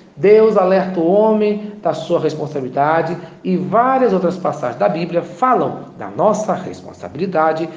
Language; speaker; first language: Portuguese; native; Portuguese